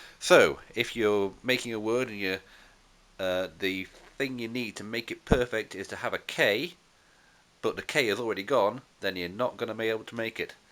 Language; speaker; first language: English; native; English